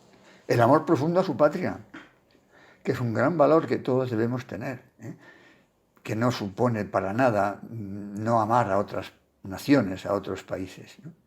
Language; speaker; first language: Spanish; native; Spanish